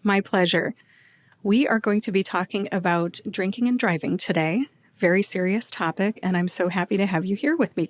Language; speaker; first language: English; native; English